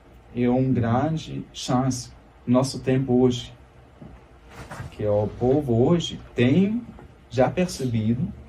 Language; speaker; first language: Portuguese; non-native, fluent; German